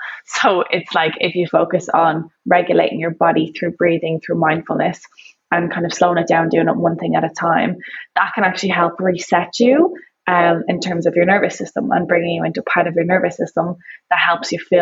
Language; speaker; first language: English; native; English